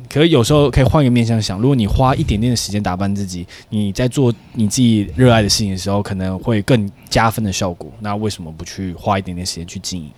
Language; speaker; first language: Chinese; native; Chinese